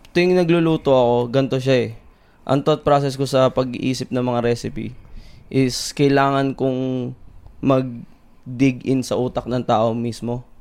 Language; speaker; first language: Filipino; native; Filipino